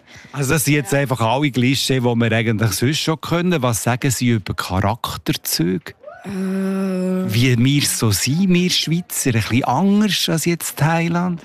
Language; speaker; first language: German; native; German